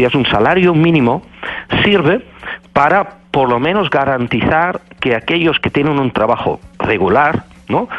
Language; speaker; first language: Spanish; non-native, fluent; Dutch